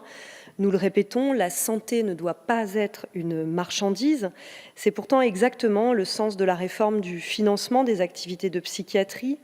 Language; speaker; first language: French; native; French